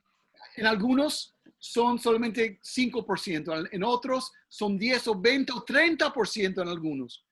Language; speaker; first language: Spanish; early bilingual, heritage; English